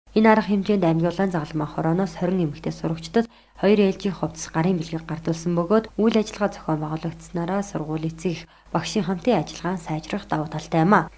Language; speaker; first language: Mongolian; native; Mongolian